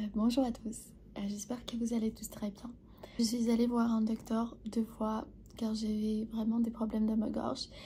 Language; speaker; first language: French; non-native, fluent; Armenian